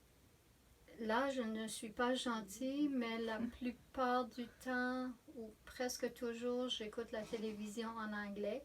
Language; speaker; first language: French; native; French